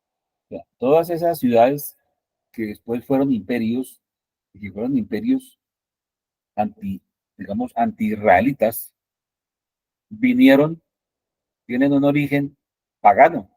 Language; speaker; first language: Spanish; native; Spanish